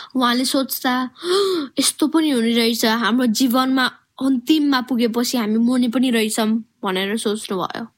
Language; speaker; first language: Nepali; early bilingual, heritage; Nepali